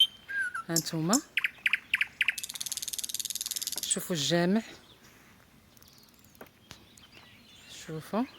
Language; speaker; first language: Arabic; native; Arabic